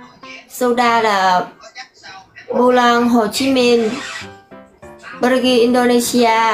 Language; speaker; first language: Indonesian; non-native, learner; Vietnamese